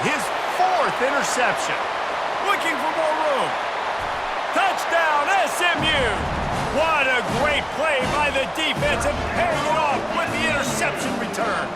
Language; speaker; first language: English; native; English